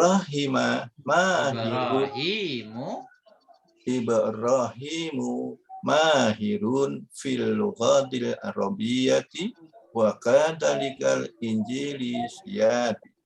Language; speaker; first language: Arabic; non-native, learner; Indonesian